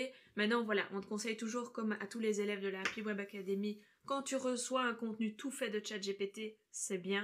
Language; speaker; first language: French; native; French